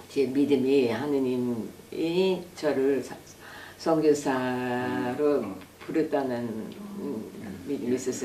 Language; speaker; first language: Korean; non-native, fluent; English